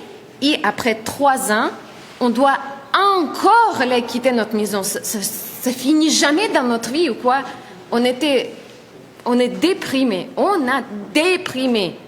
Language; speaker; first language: French; non-native, learner; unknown